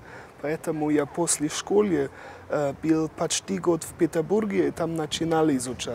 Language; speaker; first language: Russian; non-native, learner; German